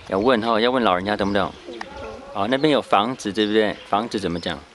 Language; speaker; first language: Chinese; native; Chinese